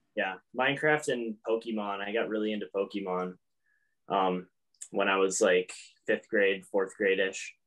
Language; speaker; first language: English; native; English